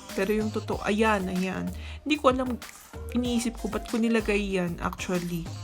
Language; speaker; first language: Filipino; non-native, local second language; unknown